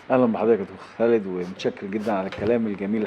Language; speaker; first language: Arabic; native; Arabic